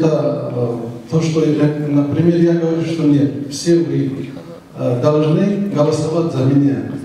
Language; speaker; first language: Russian; non-native, learner; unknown